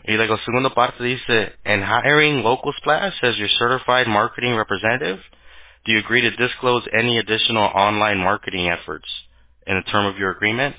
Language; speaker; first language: English; early bilingual, other home language; Spanish